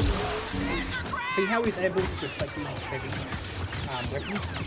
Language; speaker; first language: English; native; English